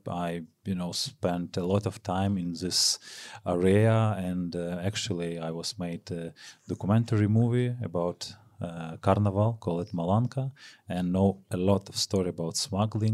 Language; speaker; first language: English; non-native, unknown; Ukrainian